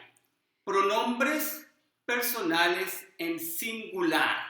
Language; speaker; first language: Spanish; non-native, fluent; Urdu